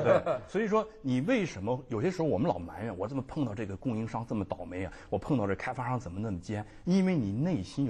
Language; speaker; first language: Chinese; native; Chinese